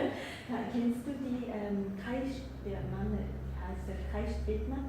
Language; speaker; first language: German; non-native, learner; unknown